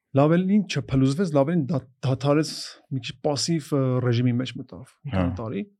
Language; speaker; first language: Armenian; native; Armenian